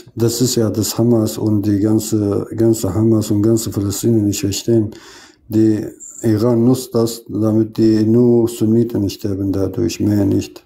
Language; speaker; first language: German; non-native, fluent; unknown